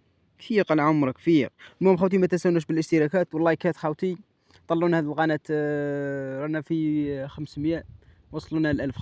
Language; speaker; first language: Arabic; native; Arabic